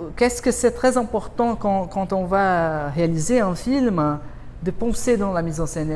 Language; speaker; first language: French; non-native, fluent; Portuguese